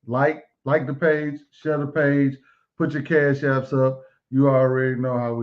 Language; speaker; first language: English; native; English